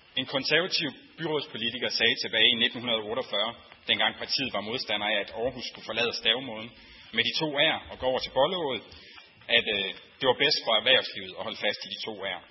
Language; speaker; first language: Danish; native; Danish